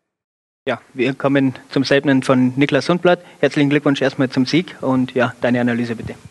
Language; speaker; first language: German; native; German